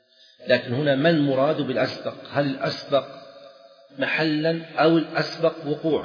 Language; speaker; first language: Arabic; native; Arabic